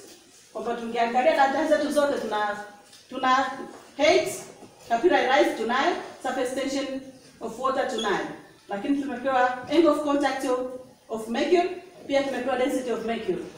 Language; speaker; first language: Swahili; native; Swahili